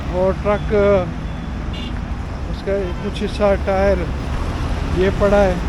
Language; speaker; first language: Urdu; non-native, local second language; Sindhi